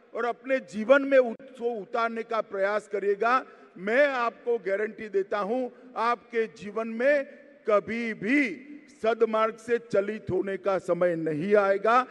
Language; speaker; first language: Hindi; non-native, local second language; Gujarati